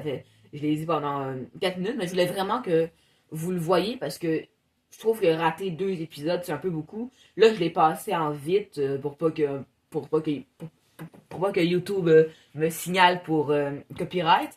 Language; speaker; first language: French; native; French